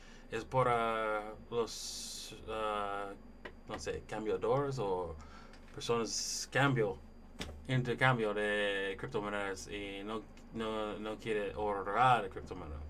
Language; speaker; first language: Spanish; non-native, learner; English